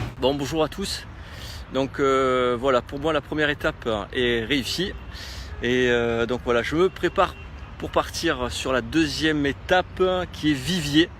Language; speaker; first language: French; native; French